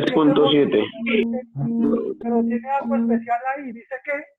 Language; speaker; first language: Spanish; native; Spanish